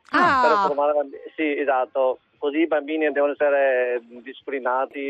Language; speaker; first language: Italian; non-native, fluent; Chinese